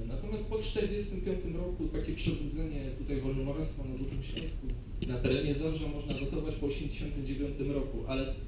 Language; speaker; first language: Polish; native; Polish